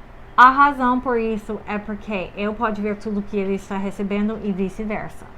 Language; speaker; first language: Portuguese; non-native, fluent; English